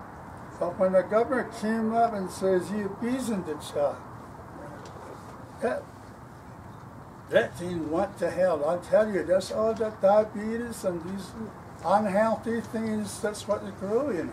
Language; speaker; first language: English; non-native, local second language; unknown